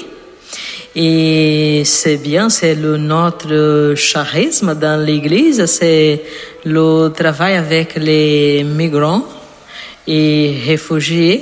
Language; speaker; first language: French; non-native, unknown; Portuguese